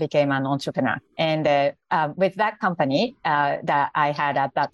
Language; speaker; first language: English; non-native, fluent; Japanese